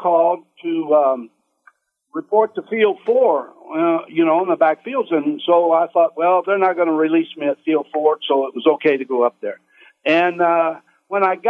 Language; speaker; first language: English; native; English